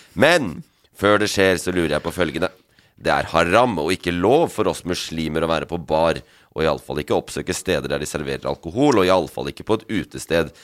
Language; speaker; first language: Norwegian; native; Norwegian